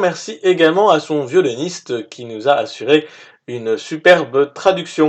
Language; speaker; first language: French; native; French